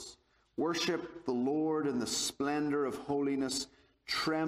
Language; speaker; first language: English; native; English